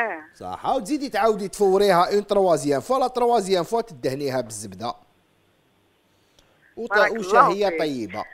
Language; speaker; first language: Arabic; native; Arabic